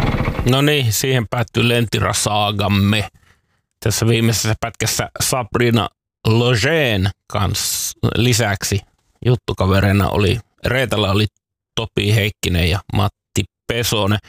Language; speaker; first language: Finnish; native; Finnish